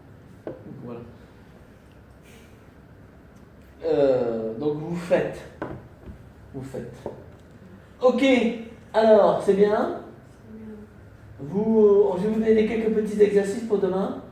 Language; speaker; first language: French; non-native, fluent; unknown